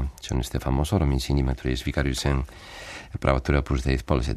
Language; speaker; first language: Polish; non-native, fluent; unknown